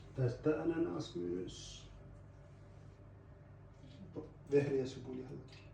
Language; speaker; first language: Finnish; non-native, learner; Arabic